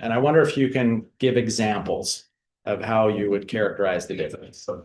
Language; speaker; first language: English; native; English